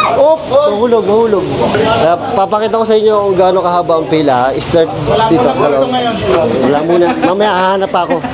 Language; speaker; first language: Filipino; native; Filipino